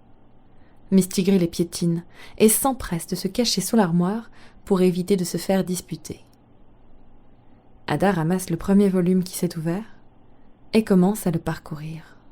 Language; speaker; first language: French; native; French